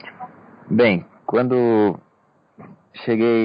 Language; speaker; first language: Spanish; non-native, learner; Portuguese